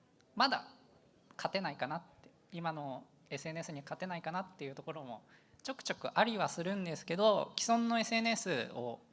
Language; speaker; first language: Japanese; native; Japanese